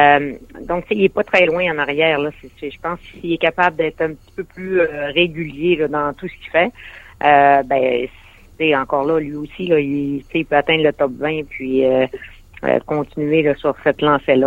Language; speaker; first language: French; native; French